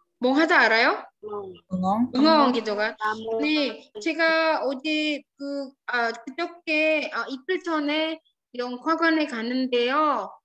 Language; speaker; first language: Korean; non-native, fluent; Indonesian